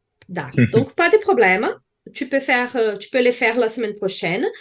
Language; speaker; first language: French; non-native, fluent; Portuguese